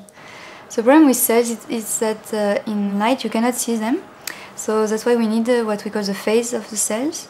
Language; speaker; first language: English; non-native, fluent; French